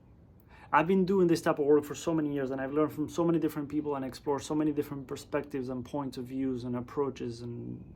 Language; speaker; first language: English; native; English